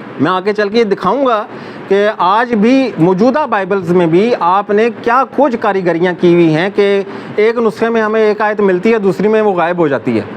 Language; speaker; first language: Urdu; non-native, local second language; Punjabi